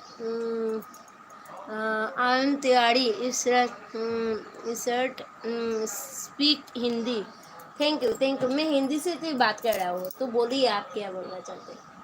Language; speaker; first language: Hindi; non-native, local second language; Bangla